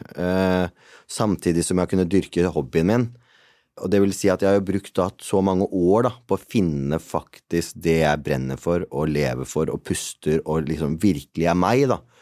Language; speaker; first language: Norwegian; early bilingual, other home language; Punjabi